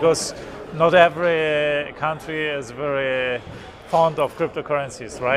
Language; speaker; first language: English; non-native, fluent; Polish